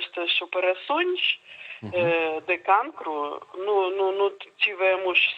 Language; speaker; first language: Portuguese; non-native, learner; Ukrainian